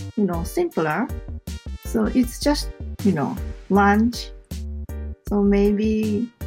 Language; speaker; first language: English; non-native, fluent; Japanese